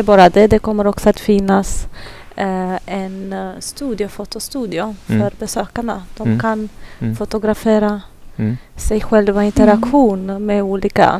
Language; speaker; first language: Swedish; non-native, fluent; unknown